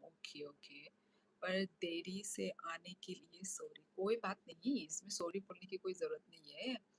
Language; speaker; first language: Hindi; non-native, local second language; Kok Borok